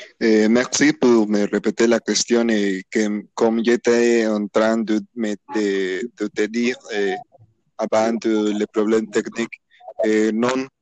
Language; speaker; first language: French; non-native, learner; Spanish